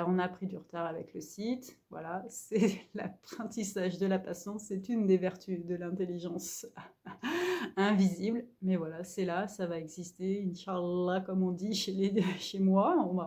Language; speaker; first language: French; native; French